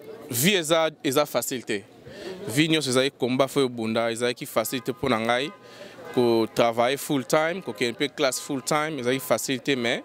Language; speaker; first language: French; non-native, local second language; Lingala